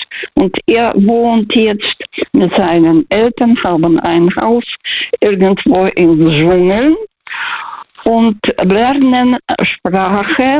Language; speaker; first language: German; non-native, fluent; Russian